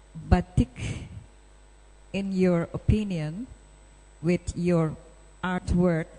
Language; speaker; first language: English; non-native, fluent; Indonesian